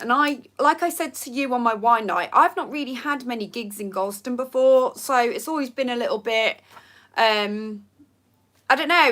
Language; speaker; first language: English; native; English